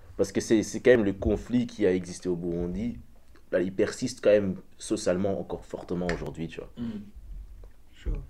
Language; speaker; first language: French; early bilingual, other home language; Dutch